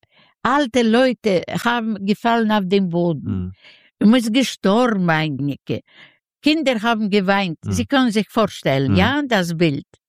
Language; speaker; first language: German; non-native, fluent; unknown